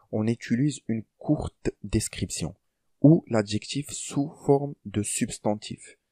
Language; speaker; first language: French; non-native, local second language; Arabic